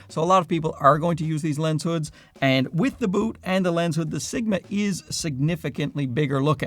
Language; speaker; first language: English; native; English